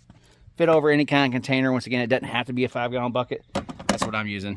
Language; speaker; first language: English; native; English